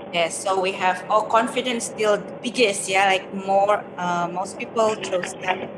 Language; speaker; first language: English; non-native, fluent; Malay